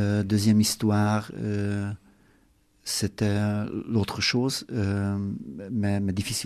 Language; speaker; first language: French; non-native, learner; Hungarian